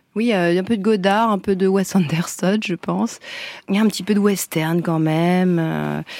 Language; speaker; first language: French; early bilingual, other home language; Vietnamese